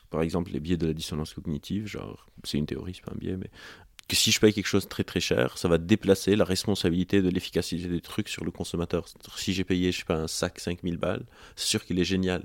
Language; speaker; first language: French; non-native, local second language; Arabic